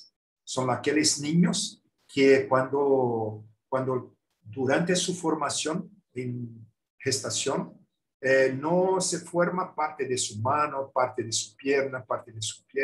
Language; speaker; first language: Spanish; non-native, learner; Portuguese